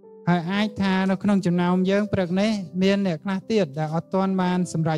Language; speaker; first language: Khmer; native; Khmer